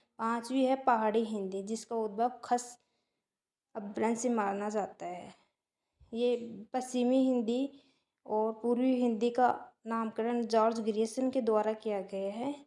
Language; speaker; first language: Hindi; native; Hindi